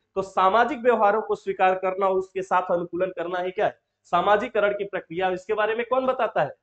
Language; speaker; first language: Hindi; native; Hindi